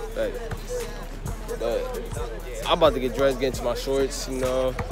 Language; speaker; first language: English; native; English